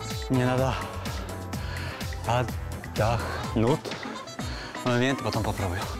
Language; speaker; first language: Russian; non-native, learner; Italian